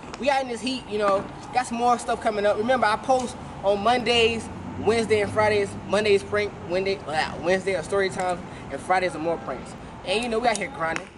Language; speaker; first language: English; native; English